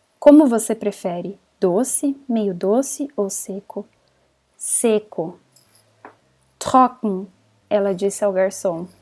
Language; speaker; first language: Portuguese; native; Portuguese